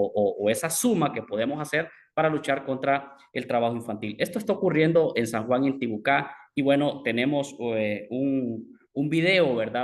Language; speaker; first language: Spanish; native; Spanish